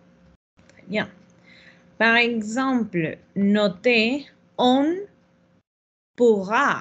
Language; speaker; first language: French; non-native, fluent; Spanish